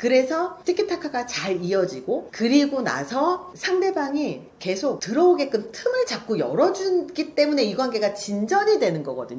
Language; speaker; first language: Korean; native; Korean